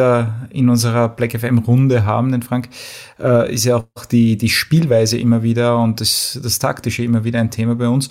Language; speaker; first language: German; native; German